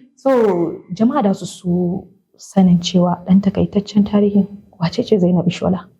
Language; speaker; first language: Hausa; native; Hausa